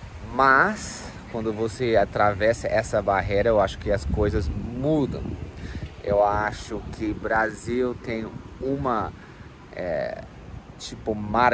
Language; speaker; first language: Portuguese; non-native, fluent; English